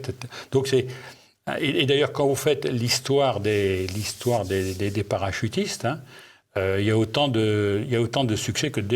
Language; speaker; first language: French; native; French